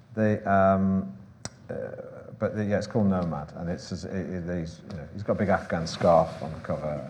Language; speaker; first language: English; native; English